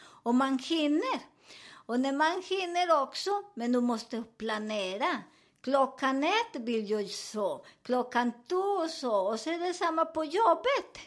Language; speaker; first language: Swedish; non-native, fluent; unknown